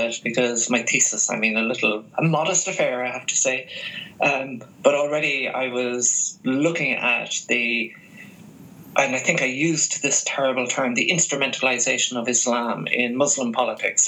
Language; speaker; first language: English; native; English